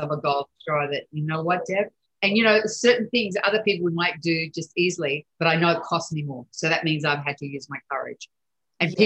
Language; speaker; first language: English; native; English